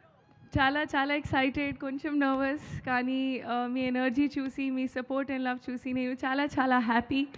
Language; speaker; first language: Telugu; non-native, local second language; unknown